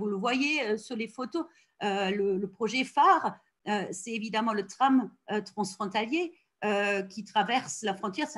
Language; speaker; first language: French; non-native, fluent; German